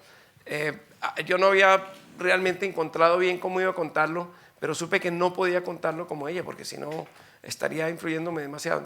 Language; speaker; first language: Spanish; native; Spanish